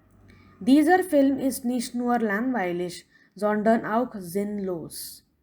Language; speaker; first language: German; non-native, fluent; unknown